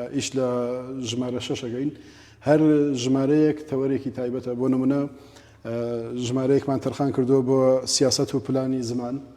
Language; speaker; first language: Central Kurdish; native; Central Kurdish